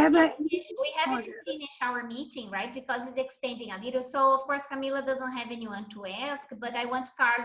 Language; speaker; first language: English; non-native, fluent; Portuguese